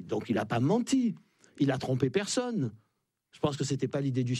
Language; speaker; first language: French; native; French